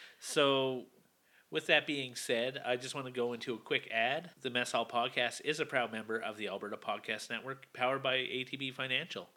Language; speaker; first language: English; native; English